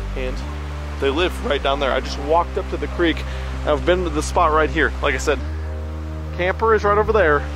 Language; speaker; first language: English; native; English